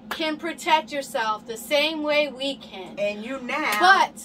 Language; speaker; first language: English; native; English